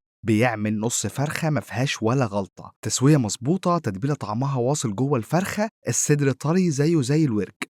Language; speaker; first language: Arabic; native; Arabic